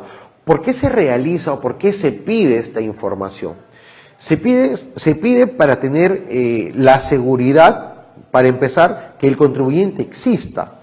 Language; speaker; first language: Spanish; native; Spanish